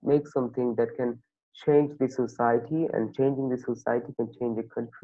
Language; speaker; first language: English; non-native, local second language; Bangla